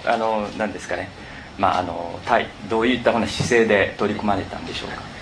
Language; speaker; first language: Japanese; native; Japanese